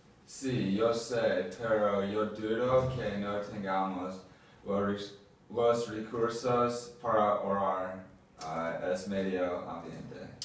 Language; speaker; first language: Spanish; non-native, learner; English